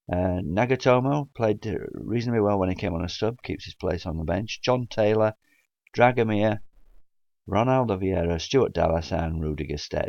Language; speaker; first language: English; native; English